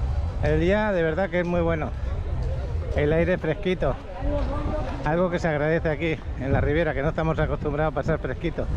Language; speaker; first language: Spanish; native; Spanish